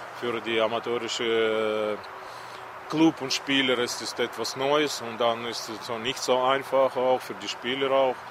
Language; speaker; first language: German; non-native, learner; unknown